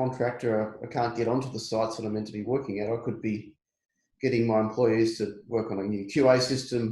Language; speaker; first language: English; native; English